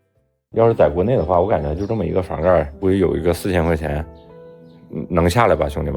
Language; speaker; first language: Chinese; native; Chinese